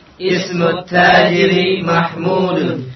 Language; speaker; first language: Arabic; non-native, learner; Indonesian